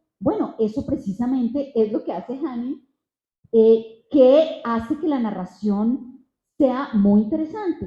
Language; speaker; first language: Spanish; native; Spanish